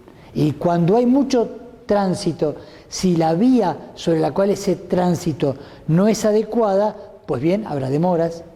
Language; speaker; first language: Spanish; native; Spanish